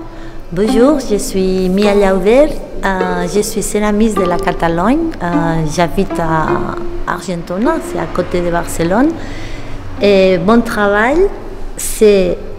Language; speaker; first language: French; non-native, learner; Catalan